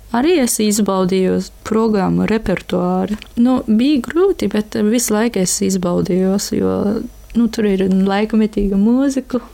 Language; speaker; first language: Latvian; non-native, learner; Japanese